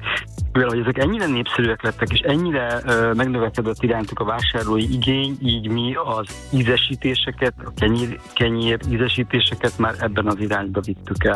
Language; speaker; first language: Hungarian; native; Hungarian